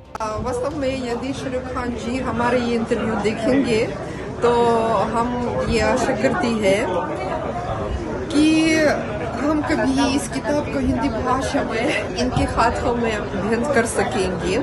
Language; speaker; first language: Hindi; non-native, fluent; Ukrainian